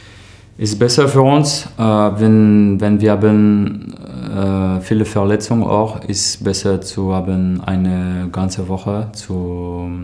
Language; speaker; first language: German; non-native, learner; French